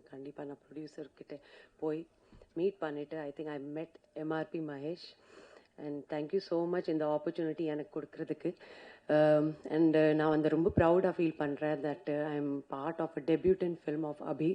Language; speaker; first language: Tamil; non-native, fluent; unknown